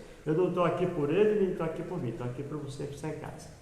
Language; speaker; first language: Portuguese; native; Portuguese